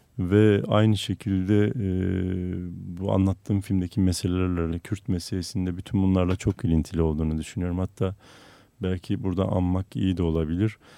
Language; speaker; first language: Turkish; non-native, local second language; Armenian